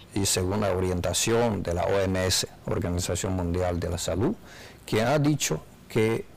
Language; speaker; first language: Spanish; non-native, fluent; Chinese